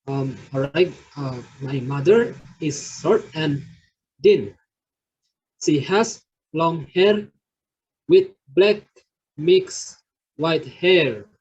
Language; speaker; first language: English; non-native, learner; Indonesian